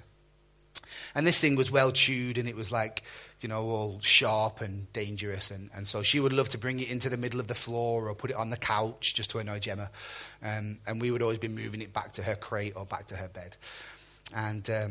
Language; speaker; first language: English; native; English